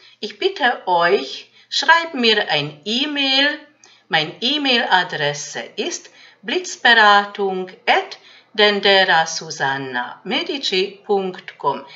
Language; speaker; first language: German; non-native, fluent; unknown